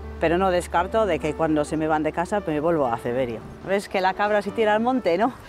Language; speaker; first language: Spanish; non-native, fluent; English